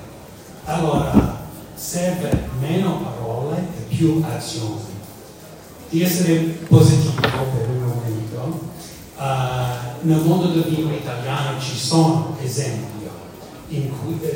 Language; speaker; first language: Italian; non-native, fluent; English